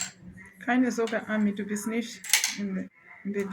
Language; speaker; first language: German; non-native, learner; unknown